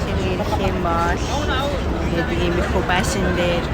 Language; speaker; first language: Korean; non-native, learner; Mongolian